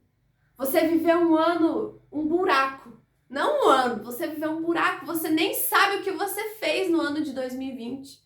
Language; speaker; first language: Portuguese; native; Portuguese